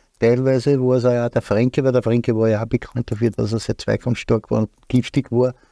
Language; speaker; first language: German; native; German